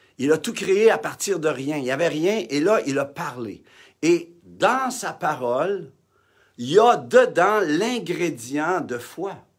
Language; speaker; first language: French; native; French